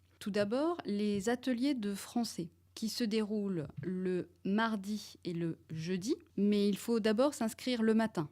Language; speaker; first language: French; non-native, learner; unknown